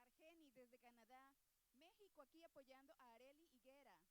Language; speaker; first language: Spanish; native; Spanish